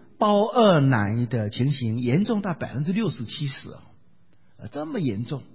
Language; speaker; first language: Chinese; native; Chinese